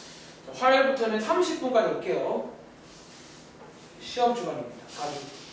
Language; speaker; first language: Korean; native; Korean